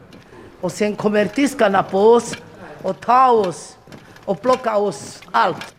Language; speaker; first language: Swedish; non-native, learner; Romany